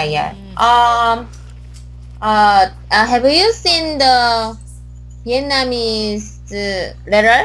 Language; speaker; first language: English; non-native, learner; Korean